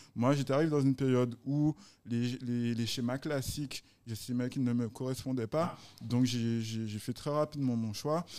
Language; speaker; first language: French; native; French